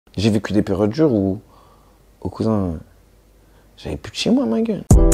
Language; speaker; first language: French; native; French